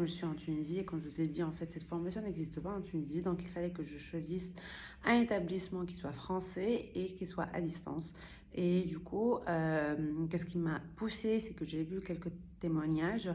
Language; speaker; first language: French; non-native, local second language; Arabic